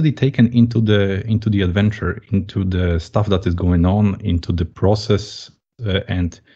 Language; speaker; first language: English; non-native, fluent; Polish